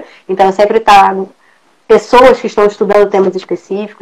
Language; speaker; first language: Portuguese; native; Portuguese